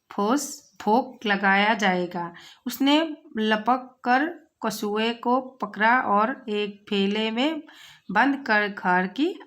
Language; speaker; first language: Hindi; non-native, local second language; Assamese